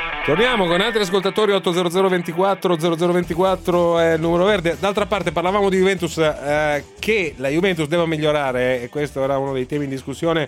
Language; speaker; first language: Italian; native; Italian